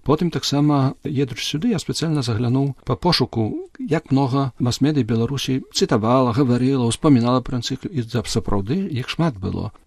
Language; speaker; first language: Belarusian; non-native, local second language; Polish